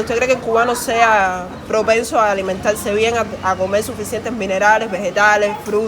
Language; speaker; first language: Spanish; native; Spanish